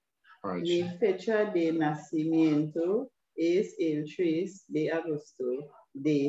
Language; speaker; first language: Spanish; non-native, learner; English